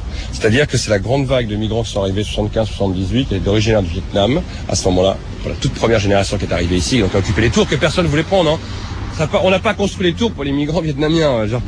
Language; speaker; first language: French; native; French